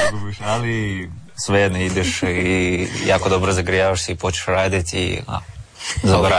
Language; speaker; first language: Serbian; non-native, fluent; Russian